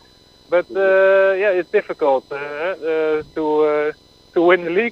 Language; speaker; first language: English; non-native, fluent; Dutch